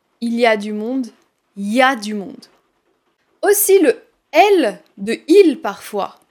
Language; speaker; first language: French; native; French